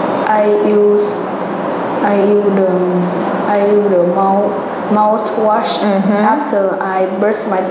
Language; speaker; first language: English; non-native, learner; Vietnamese